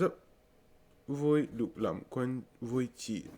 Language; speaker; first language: Vietnamese; non-native, learner; English